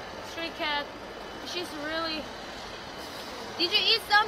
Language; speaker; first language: English; non-native, learner; Korean